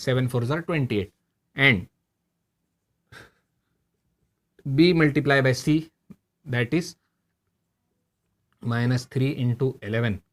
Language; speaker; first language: English; non-native, local second language; Hindi